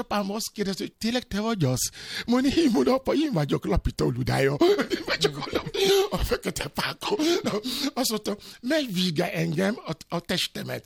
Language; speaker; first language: Hungarian; non-native, fluent; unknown